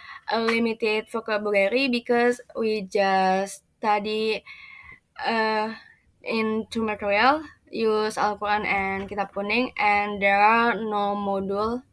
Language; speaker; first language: English; non-native, learner; Indonesian